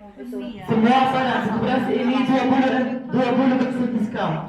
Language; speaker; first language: Indonesian; non-native, fluent; Arabic